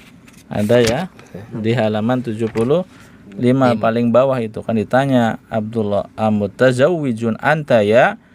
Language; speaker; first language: Indonesian; native; Indonesian